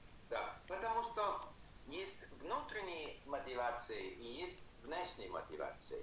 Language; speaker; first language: Russian; non-native, learner; English